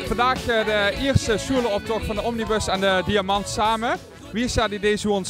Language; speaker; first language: Dutch; native; Dutch